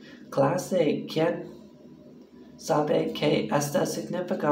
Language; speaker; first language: Spanish; non-native, learner; English